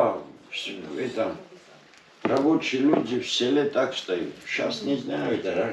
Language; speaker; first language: Russian; non-native, learner; Georgian